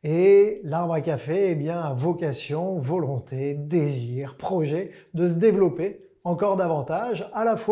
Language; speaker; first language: French; native; French